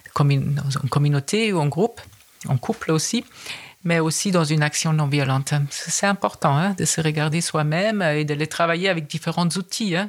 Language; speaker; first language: French; non-native, fluent; German